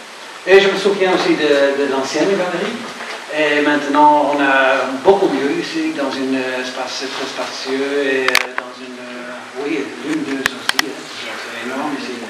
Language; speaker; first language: French; non-native, fluent; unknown